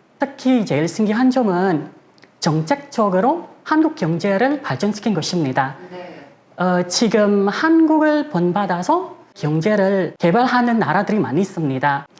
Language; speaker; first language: Korean; non-native, fluent; Indonesian